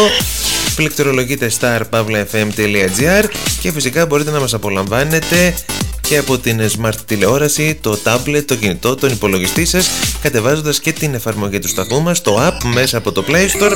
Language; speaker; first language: Greek; native; Greek